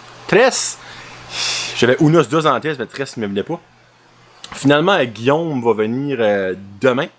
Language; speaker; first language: French; native; French